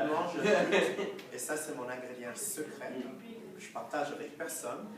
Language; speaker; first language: French; non-native, fluent; Hebrew